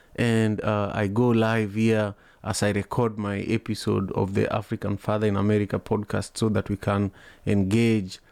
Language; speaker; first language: English; non-native, local second language; Luo (Kenya and Tanzania)